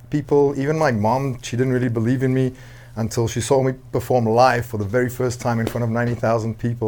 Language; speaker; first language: English; non-native, local second language; Afrikaans